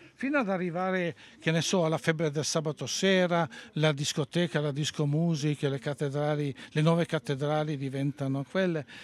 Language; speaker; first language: Italian; native; Italian